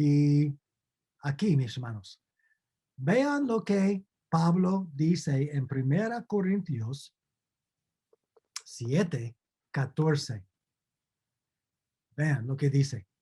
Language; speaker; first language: Spanish; non-native, fluent; English